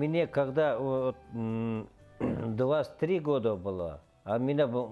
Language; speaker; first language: Russian; non-native, learner; Kyrgyz